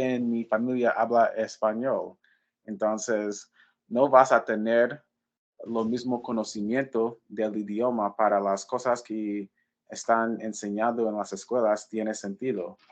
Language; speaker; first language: Spanish; non-native, learner; English